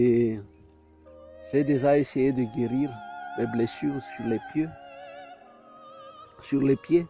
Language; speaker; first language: French; non-native, local second language; Malagasy